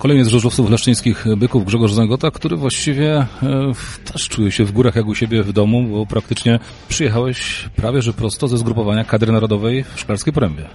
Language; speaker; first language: Polish; native; Polish